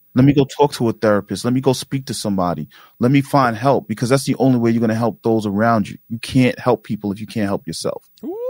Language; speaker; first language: English; native; English